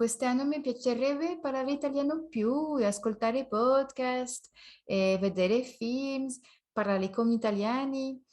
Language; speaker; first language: Italian; non-native, learner; French